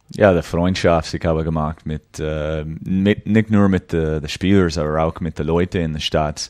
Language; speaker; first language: German; early bilingual, heritage; English